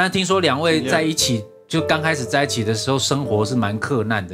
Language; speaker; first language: Chinese; native; Chinese